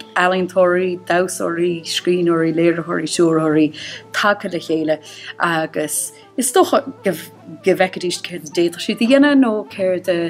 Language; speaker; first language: Irish; native; Irish